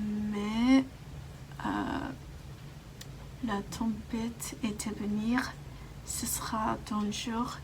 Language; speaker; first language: French; non-native, learner; Japanese